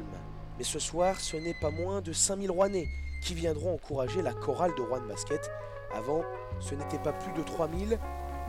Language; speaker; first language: French; native; French